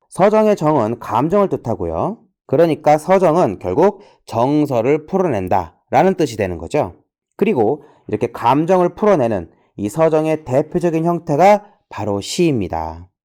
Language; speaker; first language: Korean; native; Korean